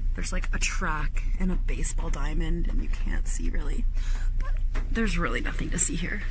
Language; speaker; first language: English; native; English